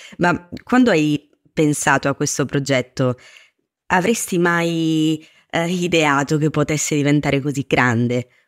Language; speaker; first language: Italian; native; Italian